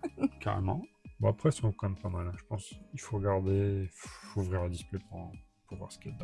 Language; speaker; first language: French; native; French